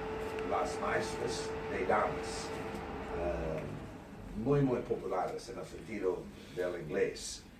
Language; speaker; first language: Spanish; non-native, learner; English